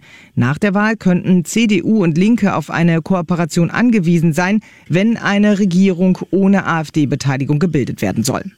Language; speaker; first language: German; native; German